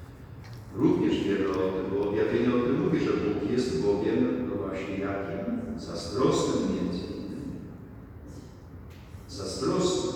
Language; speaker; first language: Polish; native; Polish